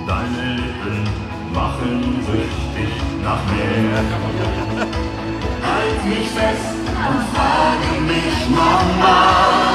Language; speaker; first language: German; native; German